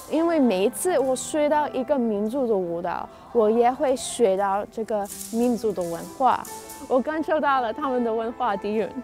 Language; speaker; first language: Chinese; non-native, fluent; English